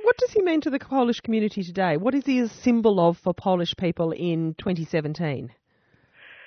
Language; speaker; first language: English; native; English